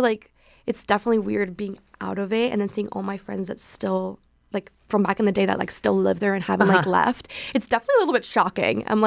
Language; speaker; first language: English; non-native, fluent; Spanish